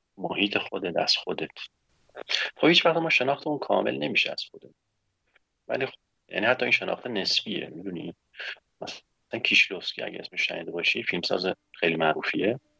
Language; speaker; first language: Persian; native; Persian